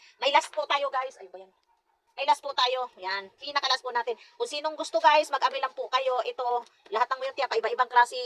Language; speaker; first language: Filipino; non-native, local second language; Cebuano